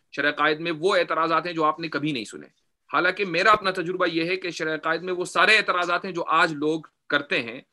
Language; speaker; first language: Urdu; native; Urdu